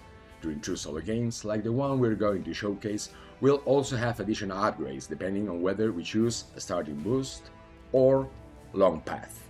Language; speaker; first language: English; non-native, fluent; Spanish